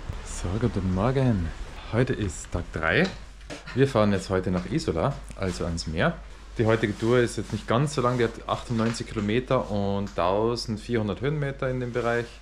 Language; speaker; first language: German; native; German